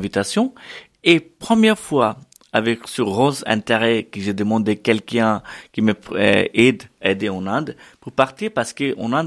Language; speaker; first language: French; non-native, learner; Hindi